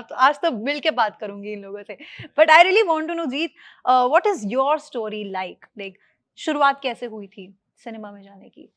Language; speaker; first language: Hindi; native; Hindi